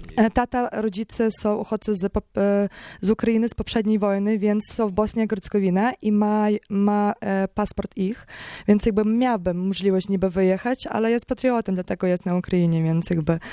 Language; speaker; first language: Polish; non-native, learner; Ukrainian